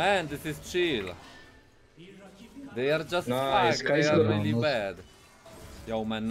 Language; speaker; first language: English; non-native, learner; Polish